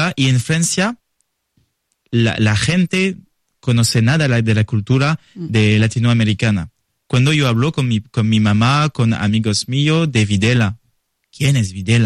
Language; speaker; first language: Spanish; non-native, learner; French